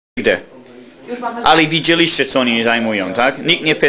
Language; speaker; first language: Polish; non-native, learner; English